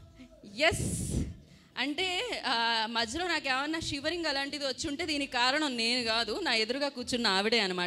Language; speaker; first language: Telugu; native; Telugu